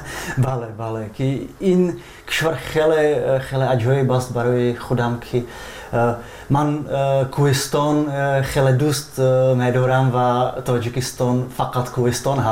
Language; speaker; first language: Persian; non-native, fluent; Czech